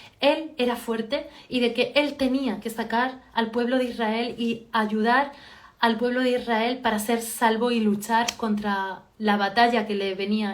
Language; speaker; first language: Spanish; native; Spanish